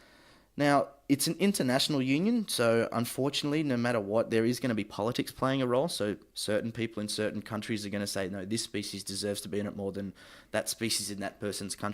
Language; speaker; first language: English; native; English